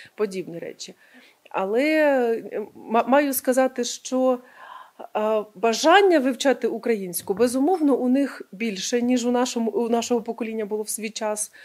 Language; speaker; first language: Ukrainian; non-native, local second language; Russian